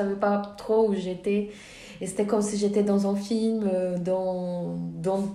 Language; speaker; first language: French; non-native, fluent; Portuguese